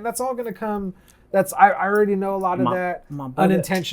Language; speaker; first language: English; native; English